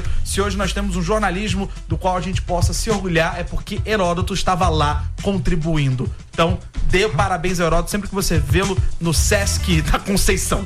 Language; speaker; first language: Portuguese; native; Portuguese